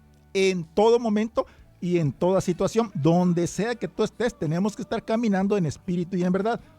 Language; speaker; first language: Spanish; native; Spanish